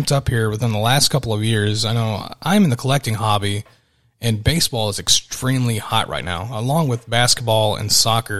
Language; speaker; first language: English; native; English